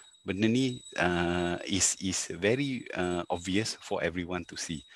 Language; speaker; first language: English; non-native, local second language; Tamil